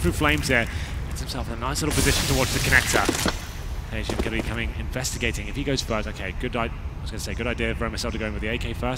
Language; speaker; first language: English; native; English